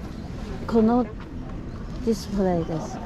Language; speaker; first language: Japanese; non-native, fluent; Chinese